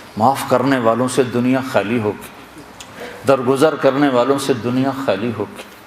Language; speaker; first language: Urdu; non-native, local second language; Punjabi